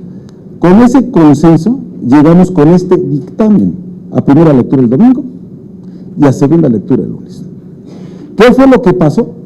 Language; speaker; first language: Spanish; native; Spanish